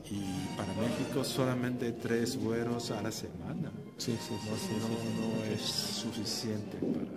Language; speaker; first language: Spanish; non-native, fluent; Chinese